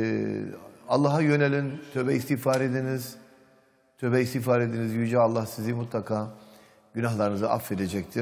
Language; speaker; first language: Turkish; native; Turkish